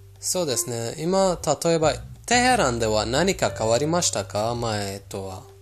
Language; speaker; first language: Japanese; non-native, fluent; Persian